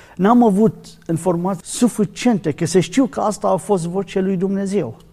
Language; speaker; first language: Romanian; non-native, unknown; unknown